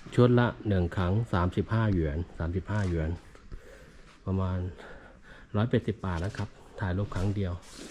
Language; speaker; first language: Thai; non-native, fluent; Chinese